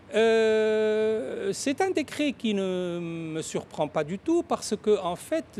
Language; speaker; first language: French; non-native, local second language; Arabic